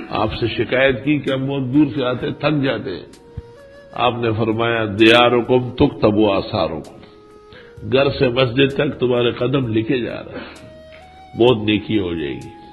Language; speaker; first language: Urdu; non-native, local second language; Pashto